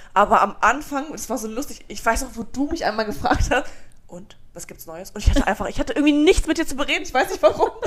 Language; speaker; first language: German; early bilingual, other home language; Bosnian